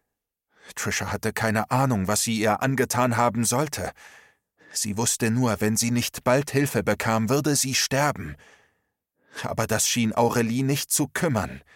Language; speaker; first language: German; native; German